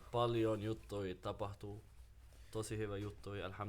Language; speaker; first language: Finnish; non-native, learner; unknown